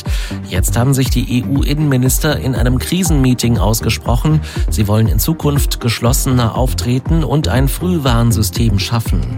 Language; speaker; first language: German; native; German